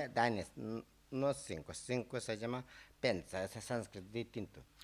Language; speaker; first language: Spanish; non-native, learner; Tibetan